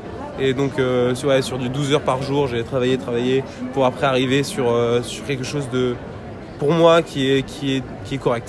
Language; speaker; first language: French; native; French